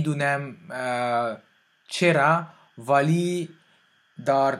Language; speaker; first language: Persian; non-native, learner; French